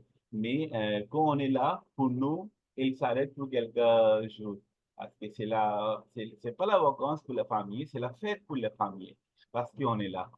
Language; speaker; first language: French; non-native, learner; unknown